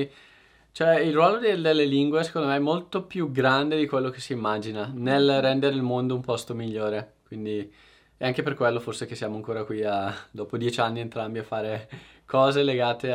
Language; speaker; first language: Italian; native; Italian